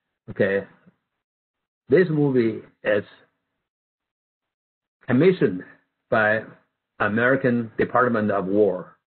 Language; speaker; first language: English; non-native, fluent; Chinese